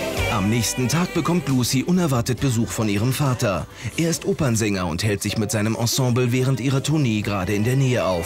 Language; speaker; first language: German; native; German